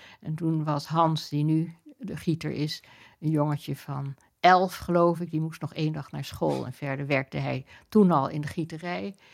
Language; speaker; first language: Dutch; native; Dutch